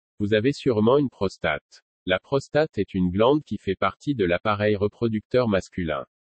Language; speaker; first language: French; non-native, local second language; Wolof